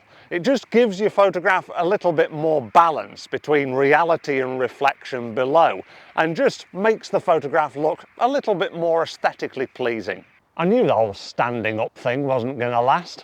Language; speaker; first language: English; native; English